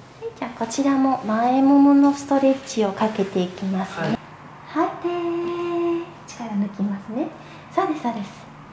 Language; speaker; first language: Japanese; native; Japanese